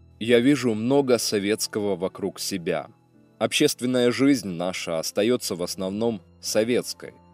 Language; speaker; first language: Russian; native; Russian